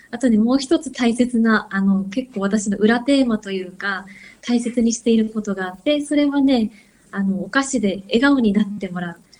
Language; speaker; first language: Japanese; native; Japanese